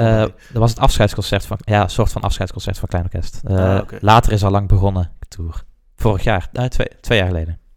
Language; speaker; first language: Dutch; native; Dutch